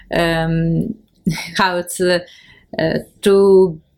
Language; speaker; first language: English; non-native, fluent; Ukrainian